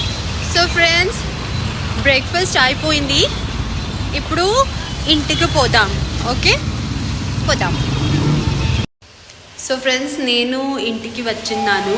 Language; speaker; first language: Telugu; non-native, learner; Kannada